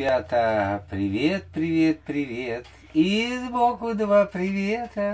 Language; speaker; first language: Russian; native; Russian